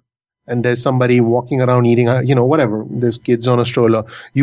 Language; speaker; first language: English; non-native, local second language; Hindi